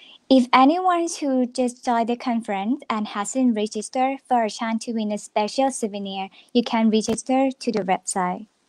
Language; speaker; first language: English; non-native, fluent; Thai